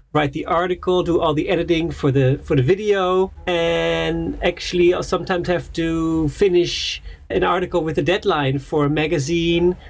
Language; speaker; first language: English; non-native, fluent; Dutch